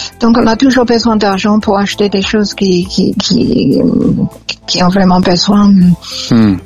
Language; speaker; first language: French; non-native, fluent; English